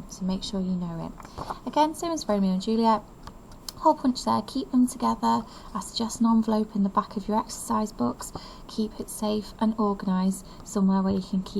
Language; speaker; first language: English; native; English